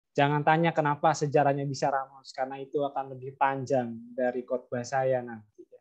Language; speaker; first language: Indonesian; native; Indonesian